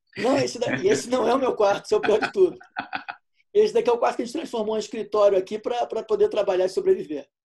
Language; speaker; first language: Portuguese; native; Portuguese